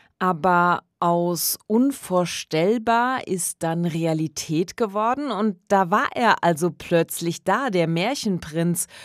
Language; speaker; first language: German; native; German